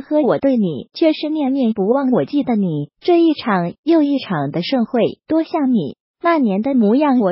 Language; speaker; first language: Chinese; native; Chinese